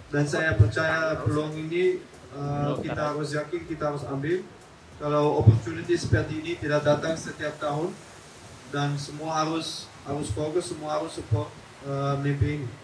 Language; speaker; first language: Indonesian; non-native, fluent; Dutch